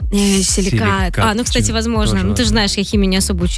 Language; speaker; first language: Russian; native; Russian